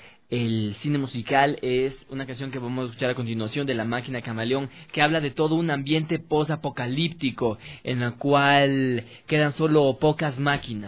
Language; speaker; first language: Spanish; native; Spanish